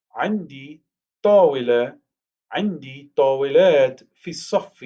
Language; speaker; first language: Arabic; non-native, fluent; English